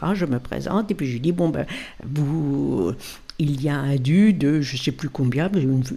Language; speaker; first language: French; native; French